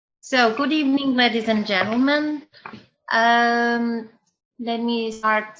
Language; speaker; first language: English; non-native, fluent; Arabic